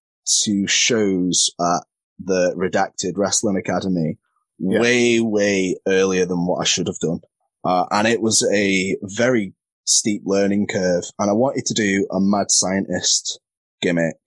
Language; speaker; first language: English; native; English